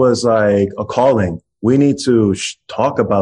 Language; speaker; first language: English; native; English